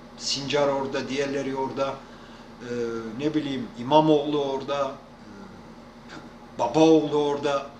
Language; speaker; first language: Turkish; non-native, local second language; Kurdish